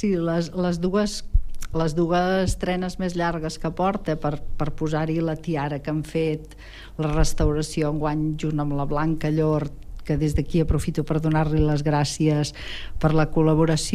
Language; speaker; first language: Catalan; native; Catalan